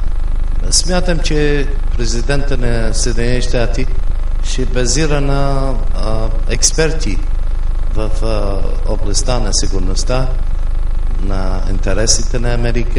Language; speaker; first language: Bulgarian; non-native, fluent; Arabic